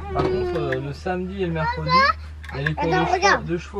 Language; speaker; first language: French; native; French